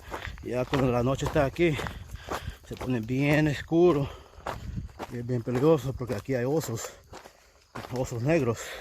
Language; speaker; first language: Spanish; early bilingual, heritage; Spanish